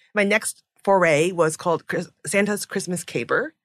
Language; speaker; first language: English; native; English